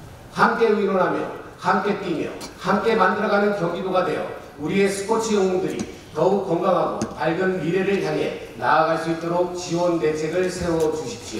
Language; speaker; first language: Korean; native; Korean